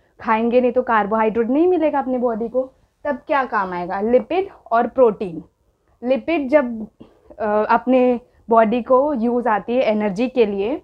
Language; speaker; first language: Hindi; non-native, local second language; Marathi